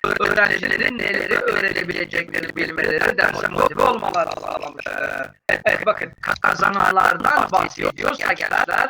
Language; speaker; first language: Turkish; native; Turkish